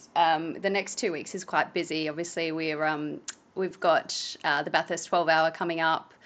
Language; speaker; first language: English; native; English